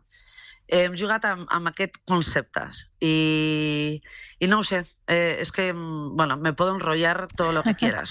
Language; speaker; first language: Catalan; non-native, local second language; Spanish